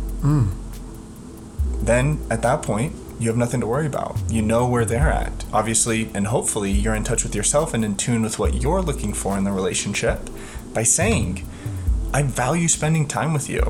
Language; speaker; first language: English; native; English